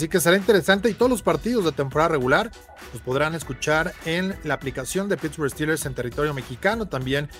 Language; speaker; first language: Spanish; native; Spanish